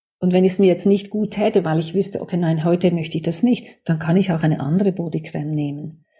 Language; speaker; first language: German; native; German